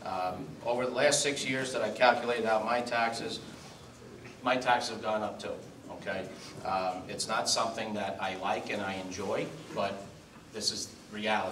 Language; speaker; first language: English; native; English